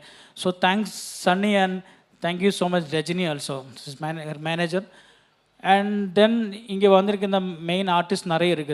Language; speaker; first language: Tamil; non-native, learner; Malayalam